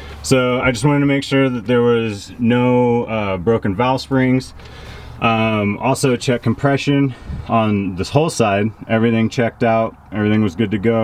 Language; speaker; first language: English; native; English